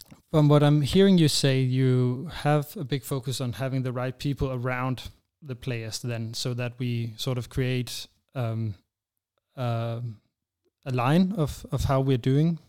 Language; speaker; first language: English; non-native, fluent; Danish